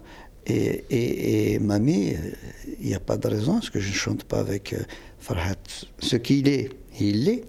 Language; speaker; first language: French; non-native, local second language; Kabyle